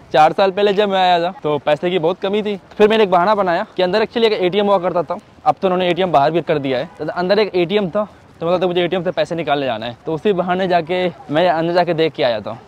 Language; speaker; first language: Hindi; native; Hindi